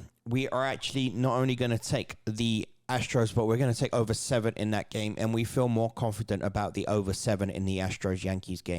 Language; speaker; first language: English; native; English